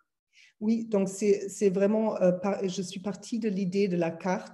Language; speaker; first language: French; non-native, fluent; German